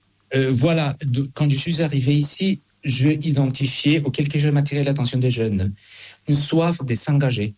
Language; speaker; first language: French; non-native, fluent; Spanish